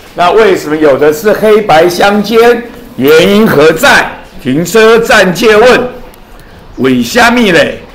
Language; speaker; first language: Chinese; native; Chinese